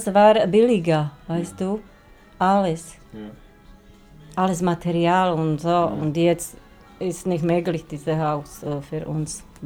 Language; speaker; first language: German; non-native, learner; Slovak